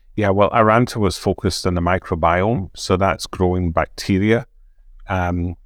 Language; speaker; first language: English; native; English